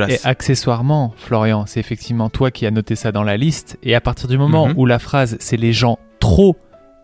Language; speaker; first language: French; native; French